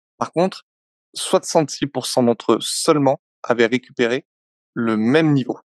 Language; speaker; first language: French; native; French